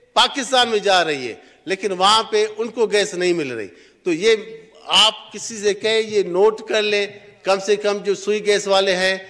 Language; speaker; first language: Urdu; non-native, local second language; Sindhi